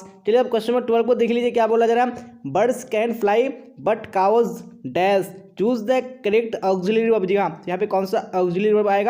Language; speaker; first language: Hindi; native; Hindi